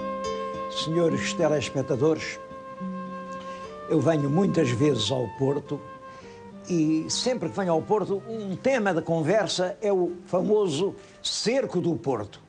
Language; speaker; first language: Portuguese; native; Portuguese